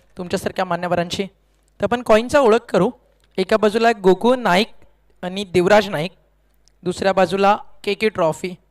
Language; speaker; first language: Marathi; native; Marathi